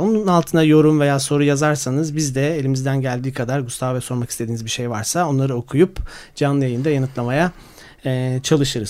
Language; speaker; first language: Turkish; native; Turkish